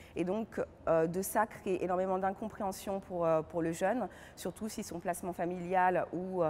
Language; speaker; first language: French; native; French